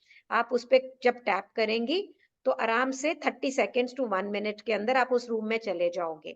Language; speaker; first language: Hindi; native; Hindi